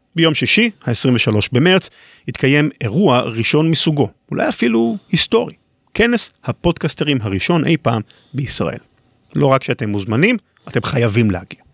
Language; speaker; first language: Hebrew; native; Hebrew